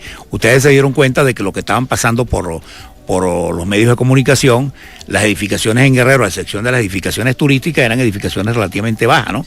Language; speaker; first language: Spanish; native; Spanish